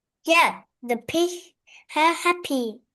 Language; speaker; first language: English; non-native, learner; Vietnamese